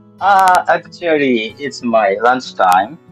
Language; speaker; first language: English; non-native, learner; Japanese